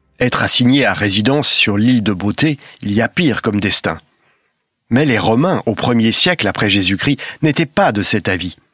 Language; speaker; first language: French; native; French